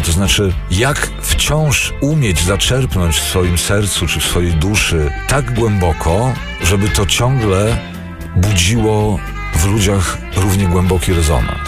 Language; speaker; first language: Polish; native; Polish